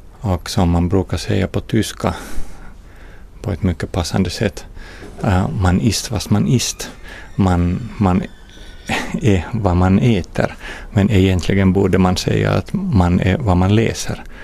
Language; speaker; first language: Swedish; non-native, fluent; Finnish